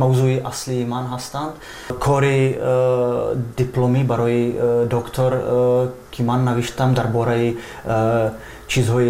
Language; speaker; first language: Persian; non-native, fluent; Czech